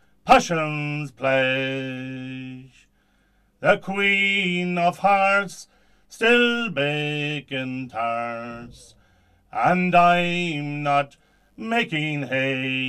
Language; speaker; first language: English; native; English